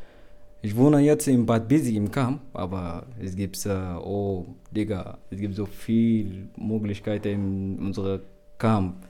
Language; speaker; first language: German; non-native, learner; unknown